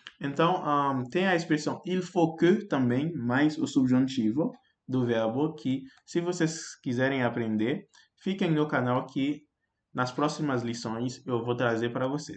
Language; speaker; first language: Portuguese; non-native, fluent; French